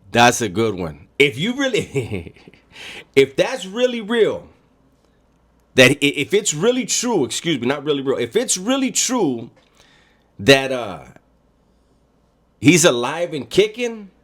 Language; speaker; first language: English; native; English